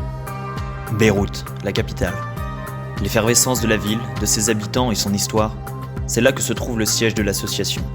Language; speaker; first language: French; native; French